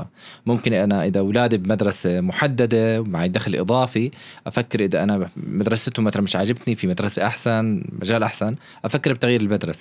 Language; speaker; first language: Arabic; native; Arabic